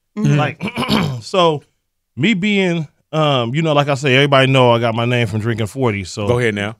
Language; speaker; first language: English; native; English